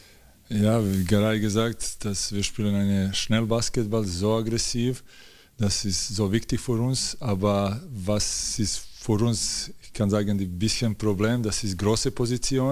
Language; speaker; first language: German; non-native, learner; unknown